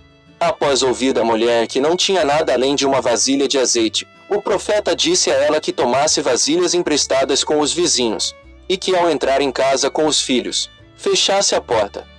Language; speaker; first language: Portuguese; native; Portuguese